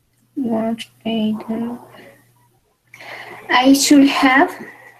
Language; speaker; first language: English; non-native, learner; Spanish